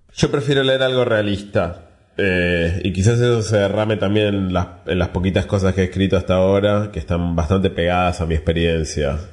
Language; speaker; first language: Spanish; native; Spanish